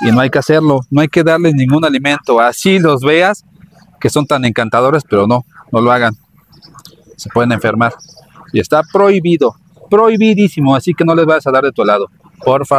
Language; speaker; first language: Spanish; native; Spanish